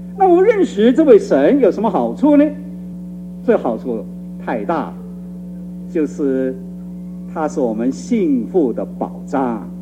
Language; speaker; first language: Chinese; non-native, local second language; Cantonese